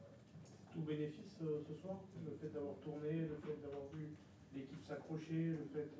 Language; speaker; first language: French; native; French